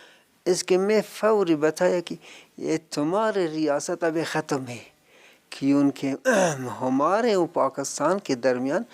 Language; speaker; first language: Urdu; non-native, learner; Persian